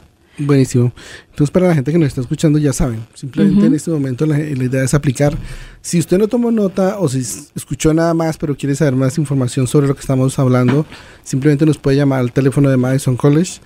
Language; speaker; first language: Spanish; native; Spanish